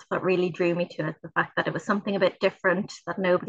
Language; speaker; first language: English; native; English